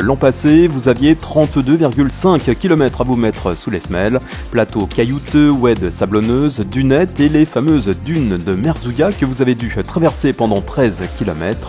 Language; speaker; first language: French; native; French